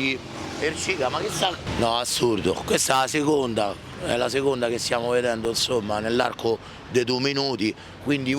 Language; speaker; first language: Italian; native; Italian